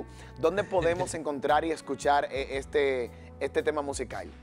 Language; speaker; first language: Spanish; native; Spanish